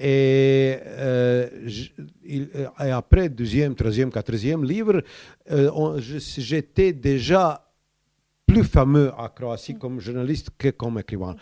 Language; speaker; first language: French; non-native, learner; Croatian